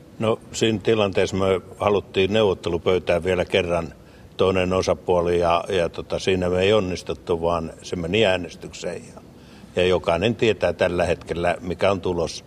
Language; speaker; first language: Finnish; native; Finnish